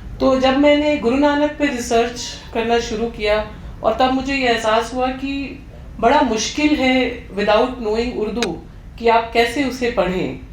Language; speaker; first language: Urdu; non-native, local second language; Hindi